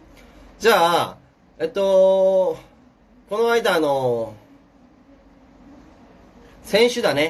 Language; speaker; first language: Japanese; non-native, fluent; Korean